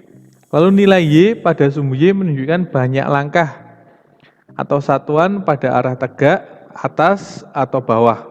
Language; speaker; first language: Indonesian; native; Indonesian